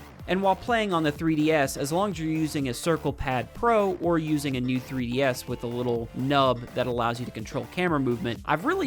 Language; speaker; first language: English; native; English